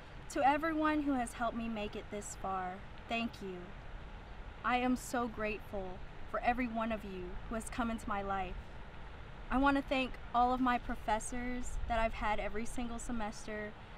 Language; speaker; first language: English; early bilingual, other home language; Vietnamese